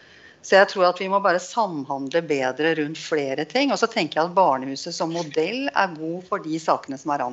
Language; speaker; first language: Norwegian; native; Norwegian